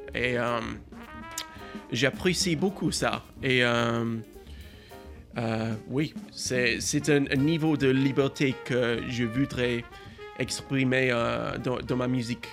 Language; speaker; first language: French; non-native, learner; English